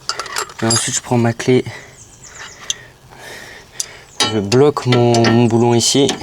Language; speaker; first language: French; native; French